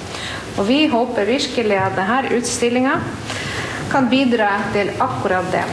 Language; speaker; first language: Norwegian; non-native, fluent; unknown